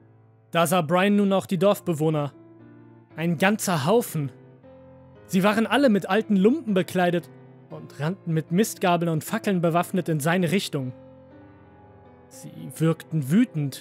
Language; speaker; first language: German; native; German